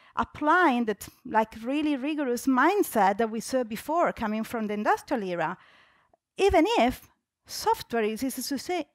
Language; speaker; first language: English; non-native, fluent; Italian